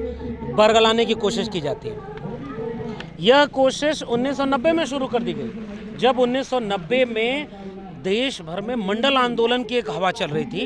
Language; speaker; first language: Hindi; native; Hindi